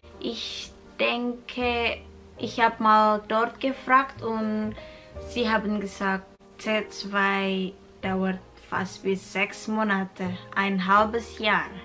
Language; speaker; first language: German; non-native, fluent; Indonesian